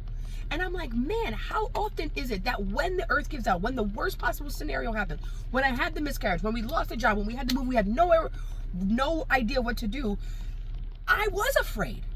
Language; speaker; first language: English; native; English